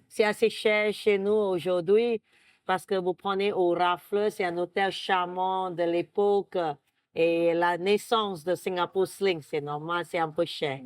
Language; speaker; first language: French; non-native, fluent; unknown